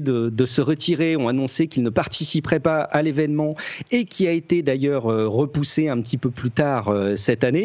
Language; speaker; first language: French; native; French